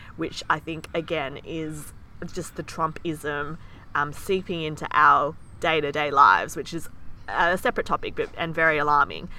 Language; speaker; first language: English; native; English